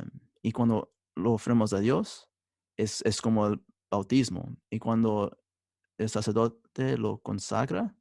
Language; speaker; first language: Spanish; early bilingual, heritage; Spanish